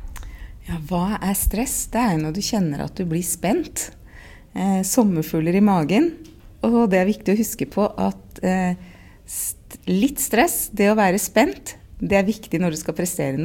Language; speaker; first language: Norwegian; native; Norwegian